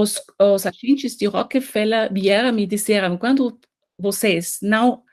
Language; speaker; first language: Portuguese; non-native, fluent; German